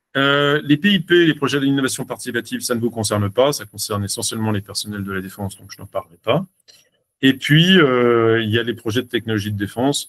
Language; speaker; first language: French; native; French